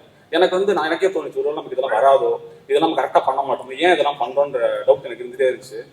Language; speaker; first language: Tamil; native; Tamil